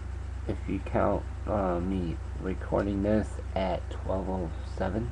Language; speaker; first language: English; native; English